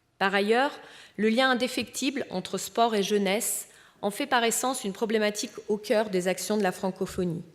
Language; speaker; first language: French; early bilingual, other home language; Romanian